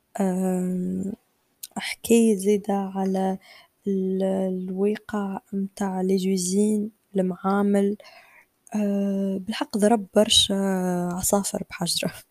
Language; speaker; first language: Arabic; native; Arabic